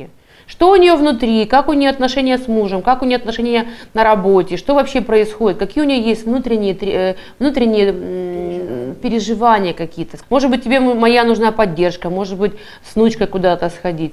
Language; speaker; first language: Russian; native; Russian